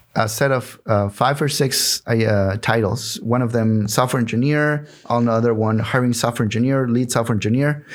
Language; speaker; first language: English; non-native, fluent; Spanish